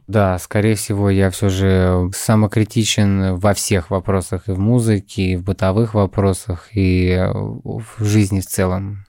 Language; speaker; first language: Russian; native; Russian